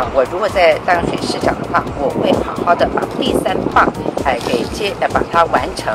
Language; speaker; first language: Chinese; native; Chinese